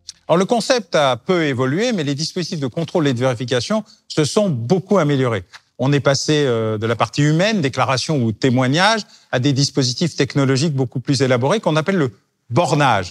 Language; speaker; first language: French; native; French